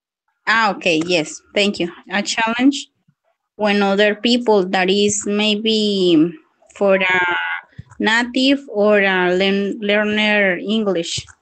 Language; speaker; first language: English; non-native, learner; Spanish